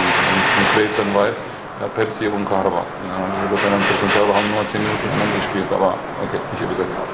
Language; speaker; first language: German; non-native, fluent; Arabic